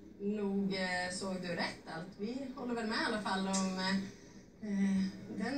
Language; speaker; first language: Swedish; native; Swedish